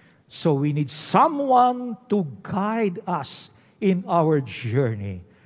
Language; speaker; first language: English; non-native, local second language; Filipino